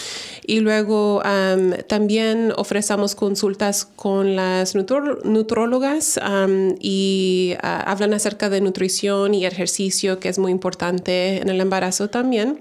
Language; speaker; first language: Spanish; early bilingual, heritage; Spanish